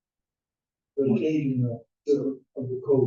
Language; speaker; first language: English; native; English